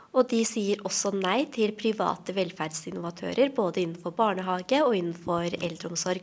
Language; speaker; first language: Norwegian; native; Norwegian